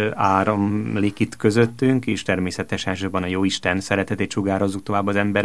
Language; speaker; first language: Hungarian; native; Hungarian